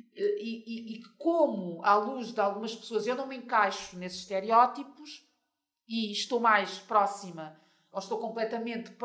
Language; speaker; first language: Portuguese; native; Portuguese